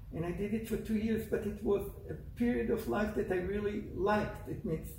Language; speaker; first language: English; non-native, fluent; Hebrew